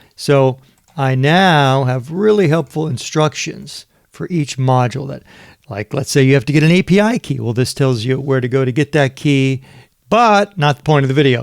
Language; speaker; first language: English; native; English